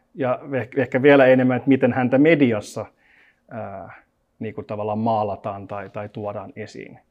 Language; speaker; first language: Finnish; non-native, local second language; Swedish